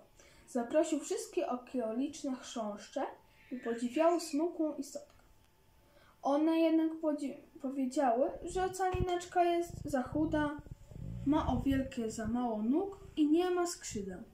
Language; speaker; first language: Polish; native; Polish